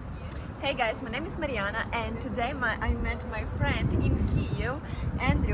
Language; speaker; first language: English; non-native, fluent; Ukrainian